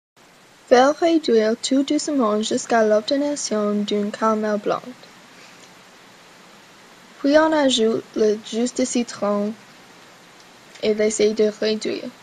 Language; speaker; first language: French; non-native, learner; English